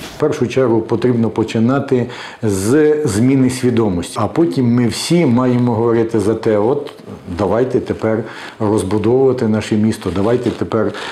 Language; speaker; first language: Ukrainian; native; Ukrainian